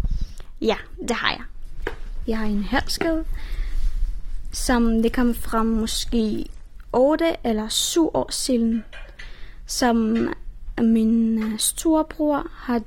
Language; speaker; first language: Danish; non-native, learner; Persian